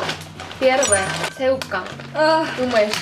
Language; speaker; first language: Russian; non-native, learner; Korean